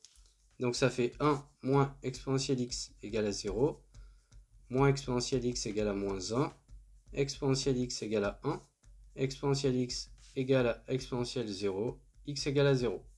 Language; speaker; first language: French; native; French